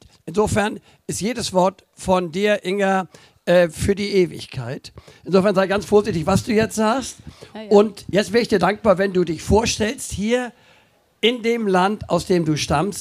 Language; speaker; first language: German; native; German